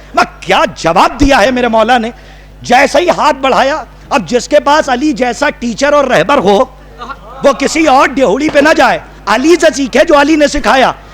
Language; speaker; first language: Urdu; native; Urdu